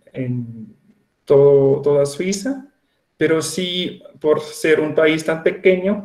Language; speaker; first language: Spanish; non-native, fluent; Swiss German